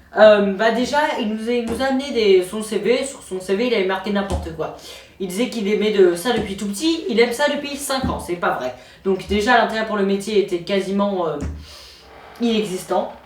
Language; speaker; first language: French; native; French